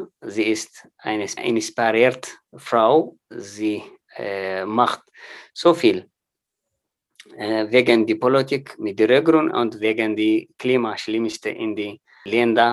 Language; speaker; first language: German; non-native, learner; Tigrinya